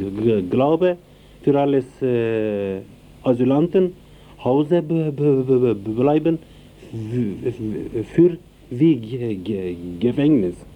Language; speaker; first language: German; non-native, learner; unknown